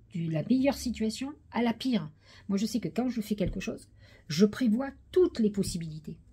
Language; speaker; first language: French; native; French